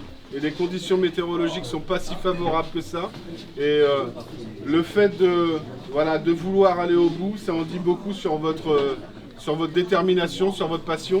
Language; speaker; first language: French; native; French